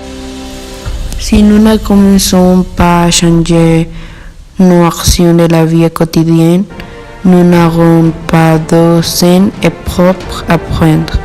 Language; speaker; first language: French; non-native, learner; Spanish